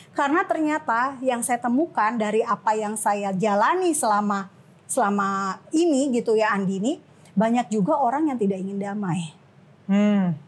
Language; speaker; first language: Indonesian; native; Indonesian